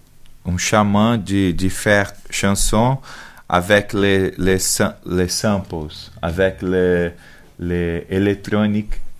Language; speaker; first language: French; non-native, learner; Portuguese